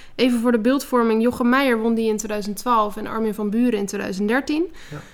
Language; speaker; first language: Dutch; native; Dutch